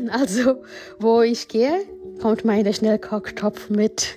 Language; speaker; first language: German; non-native, fluent; Gujarati